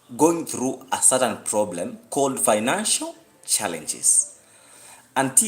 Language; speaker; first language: English; non-native, local second language; Gusii